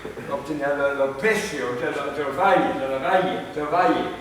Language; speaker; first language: Spanish; non-native, fluent; English